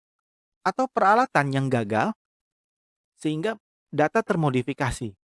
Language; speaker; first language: Indonesian; native; Indonesian